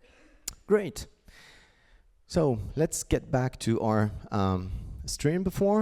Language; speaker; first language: English; non-native, fluent; French